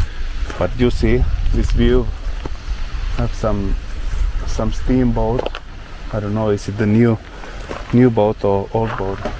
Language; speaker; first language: English; non-native, learner; Finnish